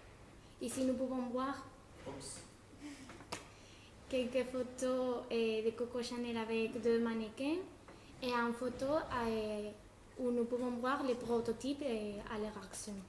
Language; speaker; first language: French; non-native, learner; Spanish